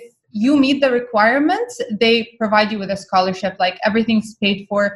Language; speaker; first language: English; non-native, fluent; Arabic